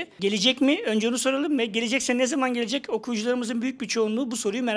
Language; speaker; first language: Turkish; native; Turkish